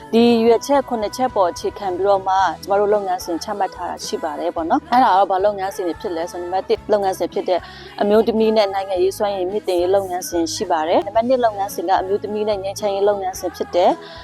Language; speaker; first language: Burmese; non-native, local second language; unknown